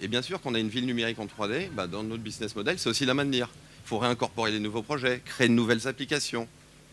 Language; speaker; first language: French; native; French